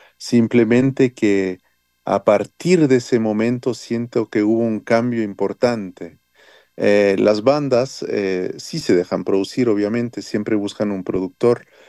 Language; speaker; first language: Spanish; early bilingual, heritage; French